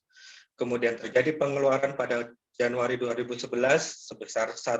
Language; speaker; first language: Indonesian; native; Indonesian